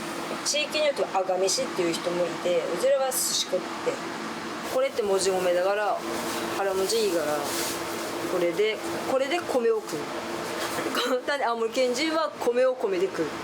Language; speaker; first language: Japanese; native; Japanese